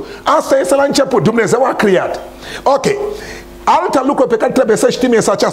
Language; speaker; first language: Romanian; non-native, learner; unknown